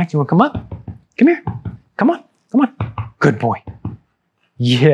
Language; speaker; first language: English; native; English